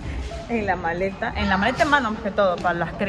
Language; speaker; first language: Spanish; native; Spanish